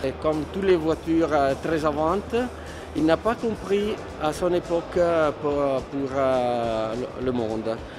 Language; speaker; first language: French; non-native, fluent; Italian